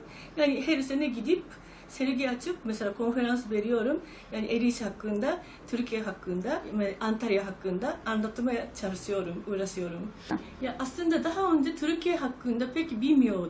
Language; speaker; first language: Turkish; non-native, fluent; Japanese